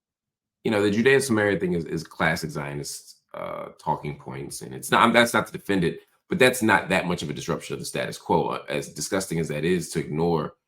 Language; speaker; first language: English; native; English